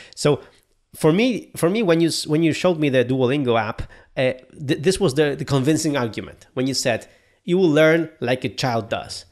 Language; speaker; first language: English; non-native, fluent; Polish